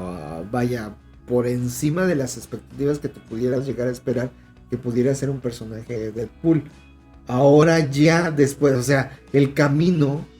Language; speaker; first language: Spanish; native; Spanish